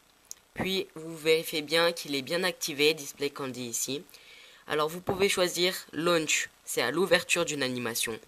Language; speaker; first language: French; native; French